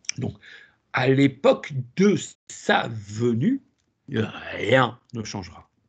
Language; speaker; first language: French; native; French